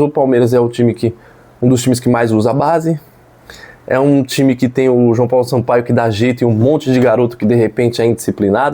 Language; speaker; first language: Portuguese; native; Portuguese